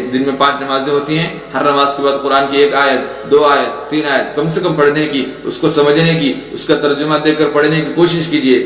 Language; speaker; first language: Urdu; non-native, local second language; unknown